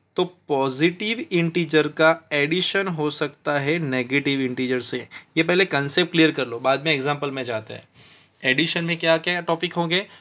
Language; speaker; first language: Hindi; non-native, local second language; Gujarati